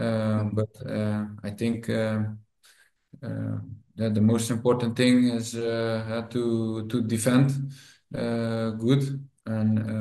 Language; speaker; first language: English; non-native, fluent; Dutch